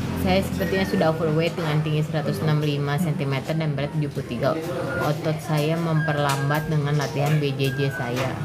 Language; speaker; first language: Indonesian; native; Indonesian